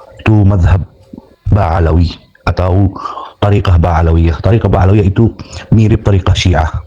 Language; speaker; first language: Indonesian; non-native, learner; Arabic